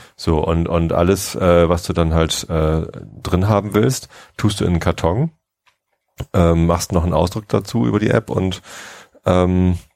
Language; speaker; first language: German; native; German